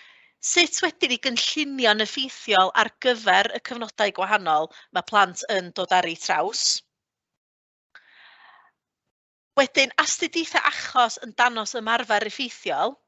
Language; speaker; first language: Welsh; native; Welsh